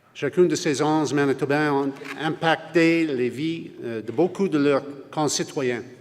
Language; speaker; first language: French; non-native, local second language; English